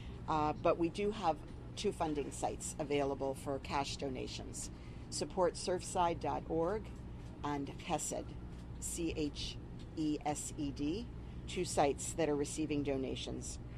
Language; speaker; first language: English; native; English